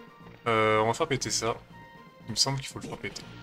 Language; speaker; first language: French; native; French